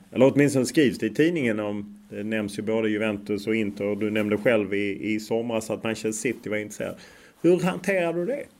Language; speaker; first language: Swedish; native; Swedish